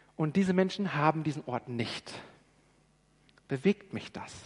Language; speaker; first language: German; native; German